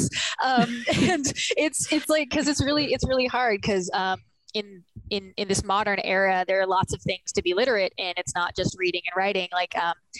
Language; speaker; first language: English; native; English